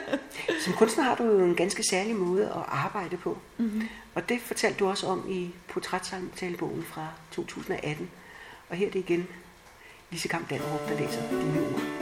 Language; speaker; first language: Danish; native; Danish